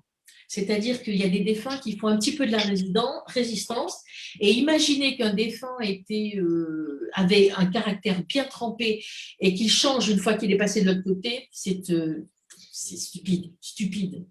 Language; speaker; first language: French; native; French